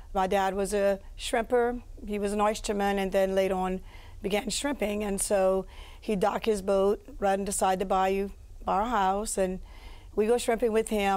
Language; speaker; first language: English; early bilingual, other home language; French